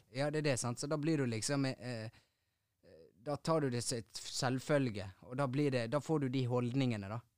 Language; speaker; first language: Norwegian; early bilingual, other home language; Tigrinya